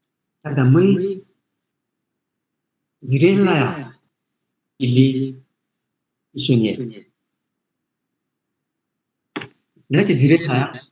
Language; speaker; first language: Russian; non-native, learner; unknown